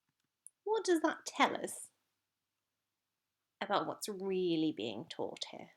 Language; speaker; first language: English; native; English